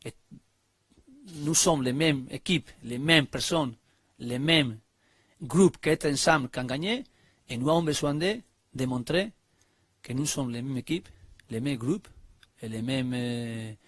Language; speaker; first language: French; non-native, learner; Spanish